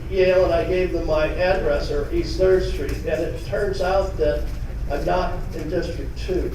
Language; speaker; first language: English; native; English